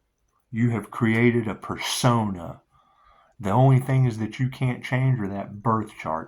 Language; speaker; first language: English; native; English